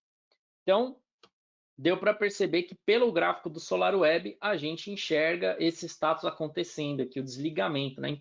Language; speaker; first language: Portuguese; native; Portuguese